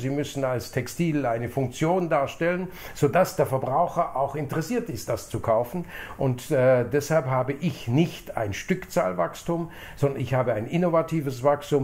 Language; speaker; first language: German; native; German